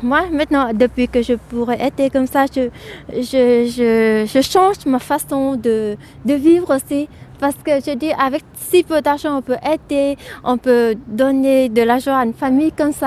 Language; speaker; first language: French; non-native, fluent; Vietnamese